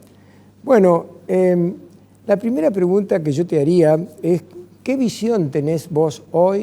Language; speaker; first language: Spanish; native; Spanish